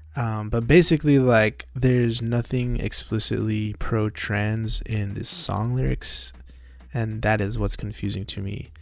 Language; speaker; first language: English; native; English